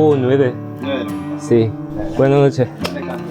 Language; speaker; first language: Spanish; non-native, learner; Korean